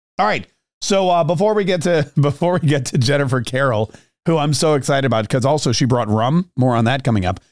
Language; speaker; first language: English; native; English